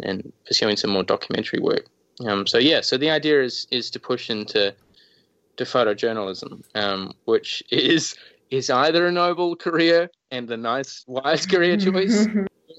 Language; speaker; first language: English; native; English